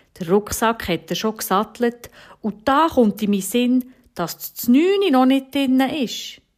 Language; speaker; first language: German; native; German